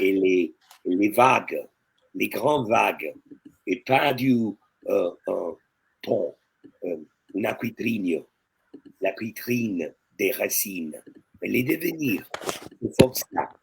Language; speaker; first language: French; non-native, fluent; Italian